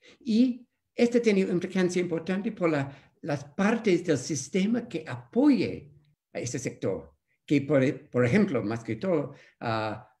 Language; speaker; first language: Spanish; non-native, fluent; English